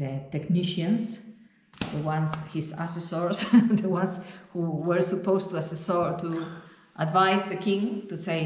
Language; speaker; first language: English; non-native, fluent; Spanish